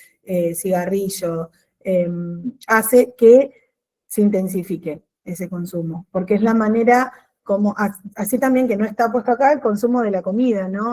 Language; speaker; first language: Spanish; native; Spanish